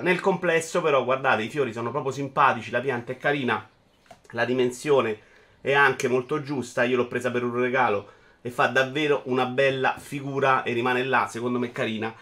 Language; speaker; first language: Italian; native; Italian